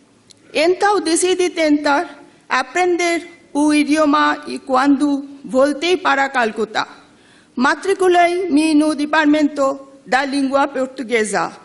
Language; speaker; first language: Portuguese; non-native, learner; Bangla